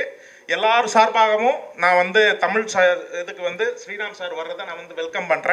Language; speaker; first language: Tamil; native; Tamil